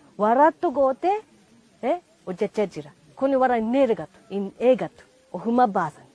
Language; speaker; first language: Oromo; non-native, fluent; Japanese